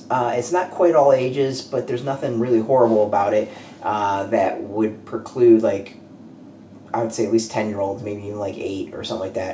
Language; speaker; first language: English; native; English